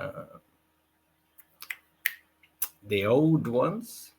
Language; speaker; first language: English; non-native, learner; Portuguese